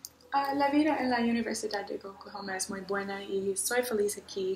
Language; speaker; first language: Spanish; non-native, learner; English